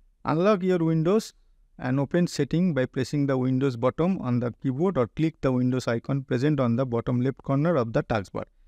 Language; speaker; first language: English; non-native, local second language; Bangla